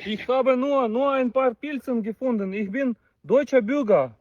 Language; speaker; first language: German; non-native, learner; Ukrainian